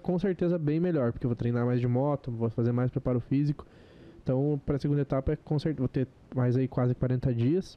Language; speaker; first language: Portuguese; native; Portuguese